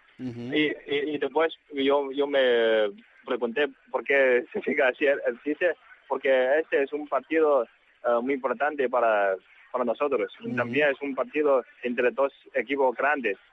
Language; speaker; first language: Spanish; non-native, learner; Chinese